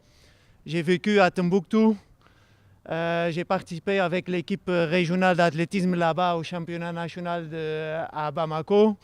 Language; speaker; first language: French; non-native, fluent; Dutch